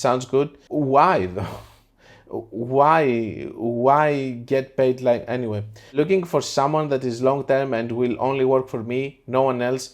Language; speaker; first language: English; non-native, fluent; Greek